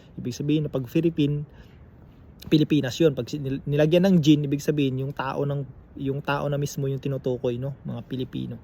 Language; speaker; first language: Filipino; native; Filipino